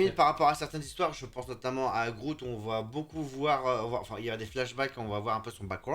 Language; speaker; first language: French; native; French